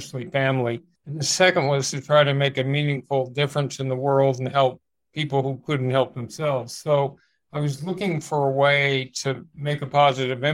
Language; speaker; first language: English; native; English